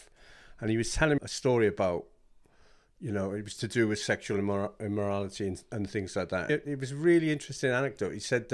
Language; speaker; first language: English; native; English